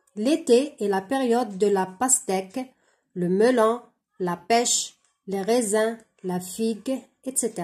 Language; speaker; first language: French; non-native, local second language; Arabic